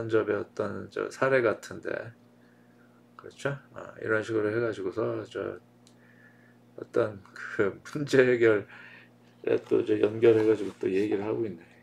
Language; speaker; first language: Korean; native; Korean